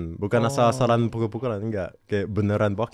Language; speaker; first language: Indonesian; non-native, local second language; English